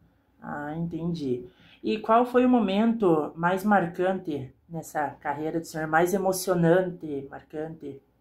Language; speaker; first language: Portuguese; native; Portuguese